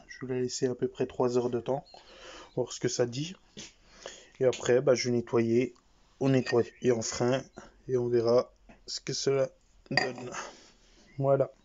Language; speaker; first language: French; native; French